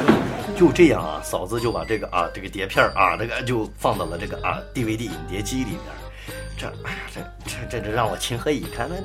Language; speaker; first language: Chinese; native; Chinese